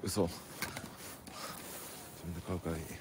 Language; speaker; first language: Japanese; native; Japanese